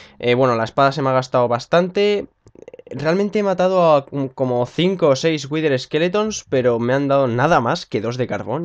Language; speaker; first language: Spanish; native; Spanish